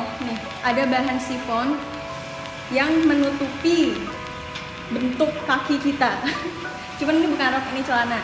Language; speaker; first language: Indonesian; native; Indonesian